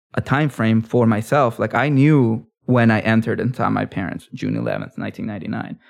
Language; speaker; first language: English; early bilingual, other home language; Spanish